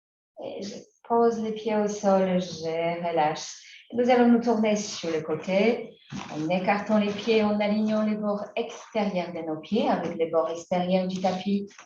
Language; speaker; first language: French; native; French